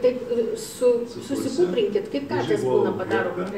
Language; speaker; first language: Lithuanian; native; Lithuanian